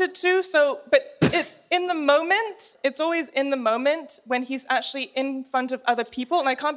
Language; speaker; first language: English; native; English